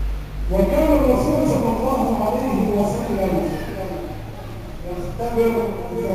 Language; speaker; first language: Arabic; native; Arabic